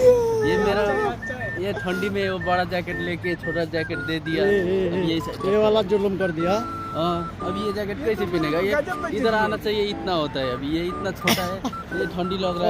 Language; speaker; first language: Hindi; non-native, learner; Bangla